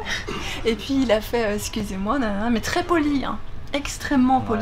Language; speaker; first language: French; native; French